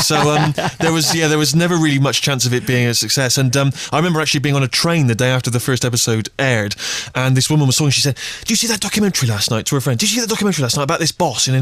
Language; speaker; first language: English; native; English